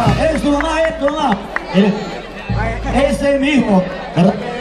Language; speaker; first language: Spanish; native; Spanish